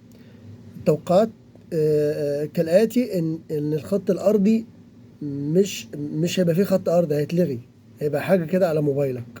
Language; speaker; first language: Arabic; native; Arabic